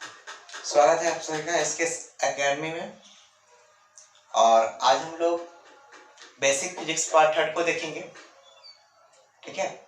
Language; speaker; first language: Hindi; native; Hindi